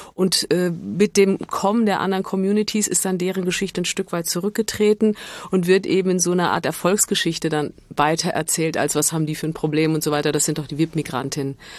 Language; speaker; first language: German; early bilingual, other home language; Italian